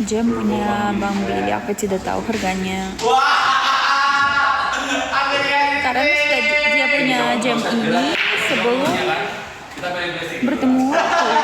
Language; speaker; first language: Indonesian; non-native, learner; Russian